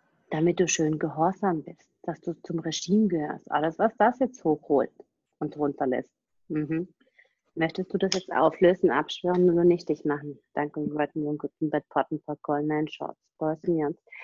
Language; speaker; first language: German; native; German